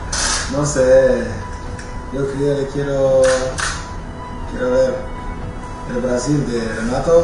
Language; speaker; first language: Spanish; non-native, fluent; French